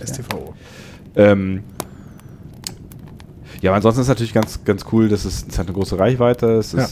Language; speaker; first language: German; native; German